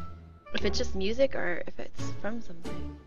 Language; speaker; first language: English; native; English